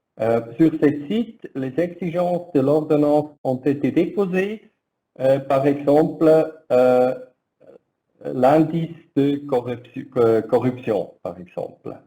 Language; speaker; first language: French; non-native, learner; German